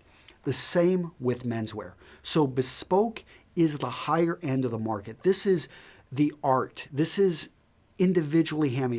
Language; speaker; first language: English; native; English